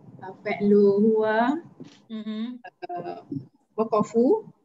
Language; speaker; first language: Arabic; non-native, learner; Malay